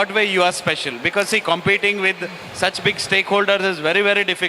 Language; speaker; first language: English; non-native, local second language; Kannada